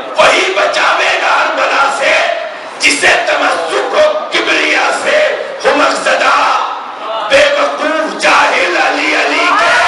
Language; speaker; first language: Urdu; native; Urdu